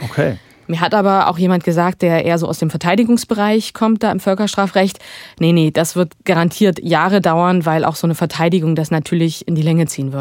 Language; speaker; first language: German; native; German